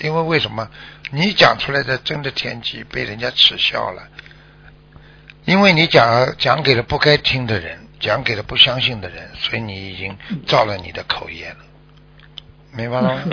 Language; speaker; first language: Chinese; native; Chinese